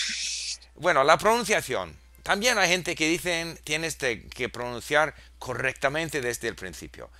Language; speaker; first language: Spanish; non-native, fluent; English